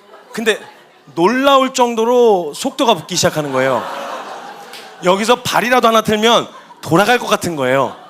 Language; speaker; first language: Korean; native; Korean